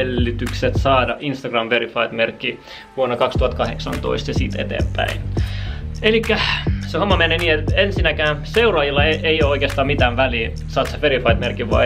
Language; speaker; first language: Finnish; native; Finnish